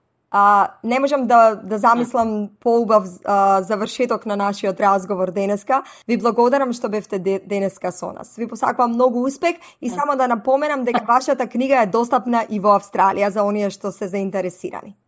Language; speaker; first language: Macedonian; native; Macedonian